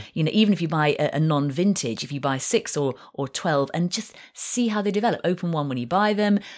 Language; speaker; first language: English; native; English